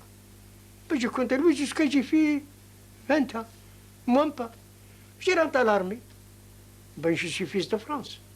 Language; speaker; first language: French; non-native, learner; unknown